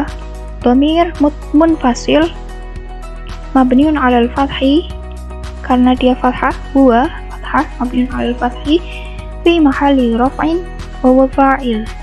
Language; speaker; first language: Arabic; non-native, learner; Indonesian